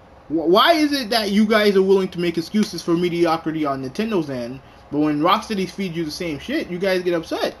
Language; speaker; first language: English; native; English